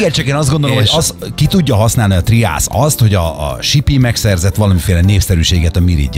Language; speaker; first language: Hungarian; native; Hungarian